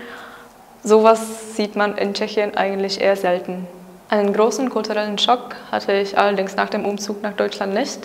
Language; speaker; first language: German; non-native, fluent; Czech